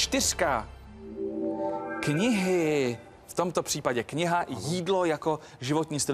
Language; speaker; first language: Czech; native; Czech